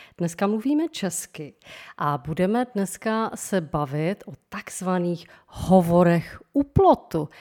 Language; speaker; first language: Czech; native; Czech